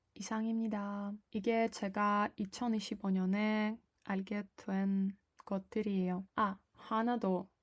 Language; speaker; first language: Korean; non-native, fluent; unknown